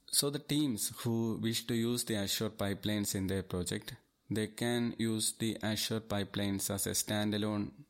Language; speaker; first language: English; non-native, local second language; Malayalam